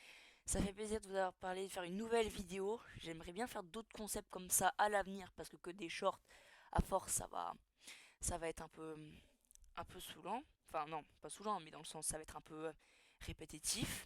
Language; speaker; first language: French; native; French